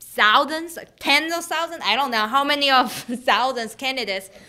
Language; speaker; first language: English; non-native, fluent; Chinese